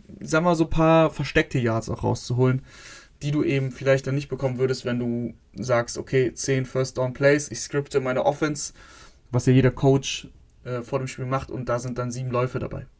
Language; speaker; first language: German; native; German